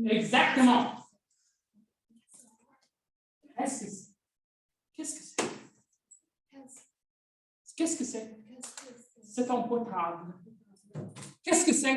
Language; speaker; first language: French; non-native, fluent; English